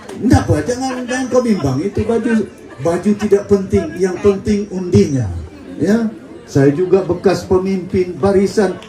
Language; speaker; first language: Malay; native; Malay